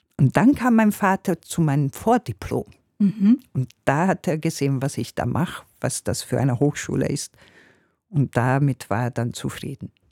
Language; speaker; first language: German; non-native, fluent; Hungarian